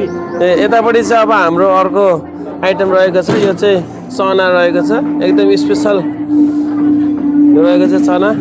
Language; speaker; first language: Nepali; non-native, local second language; Eastern Tamang